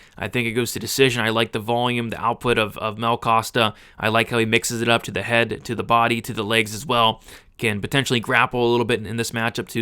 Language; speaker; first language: English; native; English